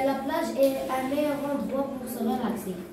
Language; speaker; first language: French; non-native, learner; Arabic